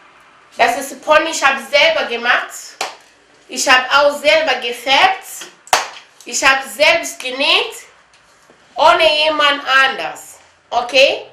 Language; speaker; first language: German; non-native, learner; Lingala